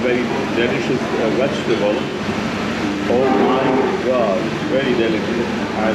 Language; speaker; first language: English; non-native, learner; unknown